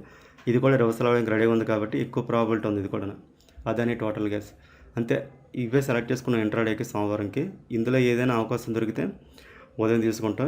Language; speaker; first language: Telugu; native; Telugu